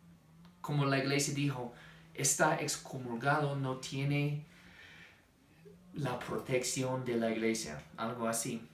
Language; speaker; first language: Spanish; non-native, fluent; English